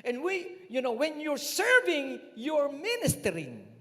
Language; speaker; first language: English; non-native, local second language; Filipino